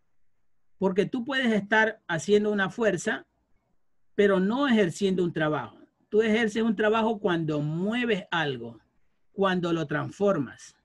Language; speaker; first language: Spanish; native; Spanish